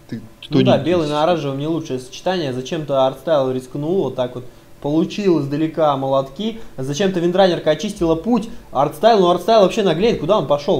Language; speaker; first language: Russian; native; Russian